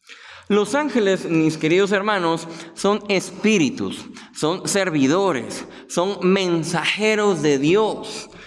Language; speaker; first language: Spanish; native; Spanish